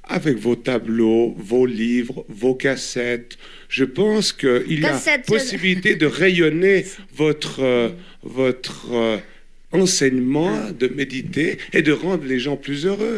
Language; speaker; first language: French; native; French